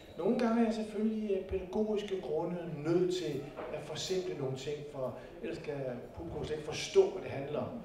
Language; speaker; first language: Danish; native; Danish